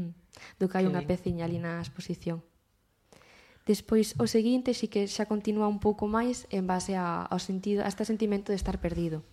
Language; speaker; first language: Galician; native; Galician